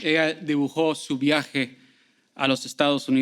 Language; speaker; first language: Spanish; early bilingual, heritage; Spanish